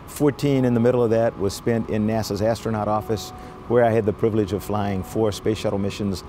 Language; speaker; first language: English; native; English